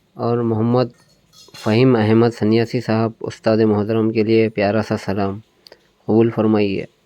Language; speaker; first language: Urdu; native; Urdu